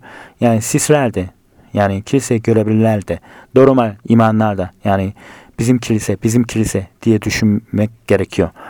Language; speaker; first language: Turkish; non-native, fluent; Korean